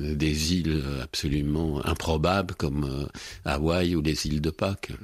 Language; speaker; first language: French; native; French